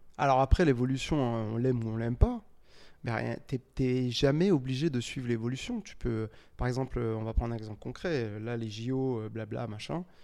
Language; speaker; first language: French; native; French